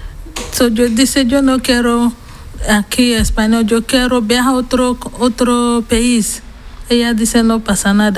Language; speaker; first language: Spanish; non-native, learner; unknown